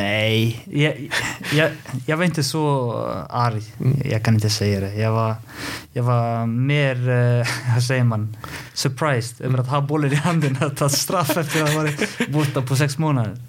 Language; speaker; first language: Swedish; non-native, fluent; Icelandic